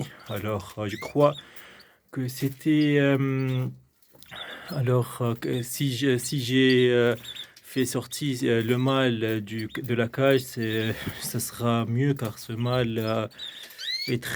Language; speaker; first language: French; non-native, fluent; Arabic